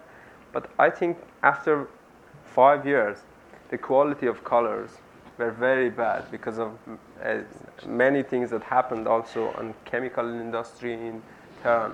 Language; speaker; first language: English; non-native, learner; Persian